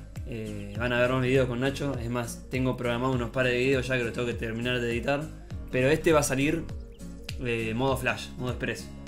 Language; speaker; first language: Spanish; native; Spanish